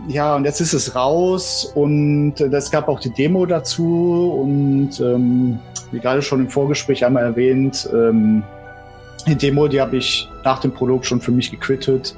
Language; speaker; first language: German; native; German